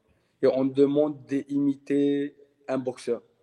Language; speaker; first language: French; non-native, local second language; Arabic